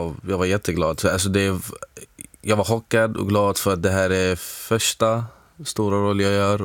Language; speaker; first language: Swedish; non-native, fluent; Arabic